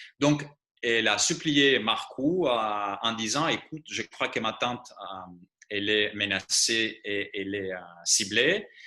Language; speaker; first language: French; non-native, fluent; Greek